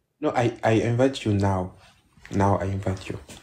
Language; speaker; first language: English; non-native, learner; French